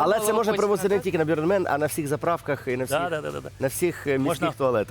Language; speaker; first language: Ukrainian; native; Ukrainian